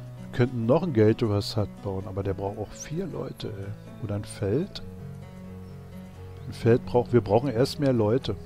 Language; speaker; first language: German; native; German